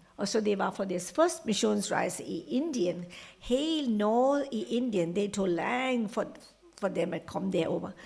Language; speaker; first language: Danish; non-native, fluent; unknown